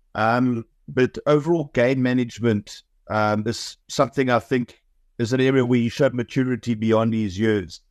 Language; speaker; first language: English; native; English